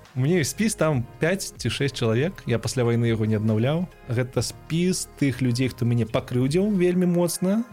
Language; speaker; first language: Belarusian; non-native, local second language; Russian